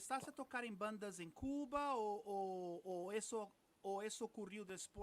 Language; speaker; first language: Spanish; non-native, fluent; Portuguese